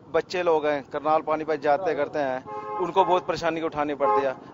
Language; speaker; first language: Hindi; native; Hindi